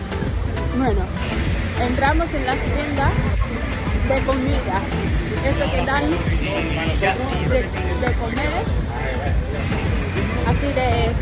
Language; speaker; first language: Spanish; non-native, fluent; Filipino